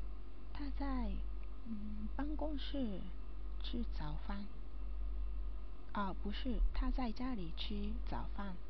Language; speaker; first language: Chinese; non-native, learner; Japanese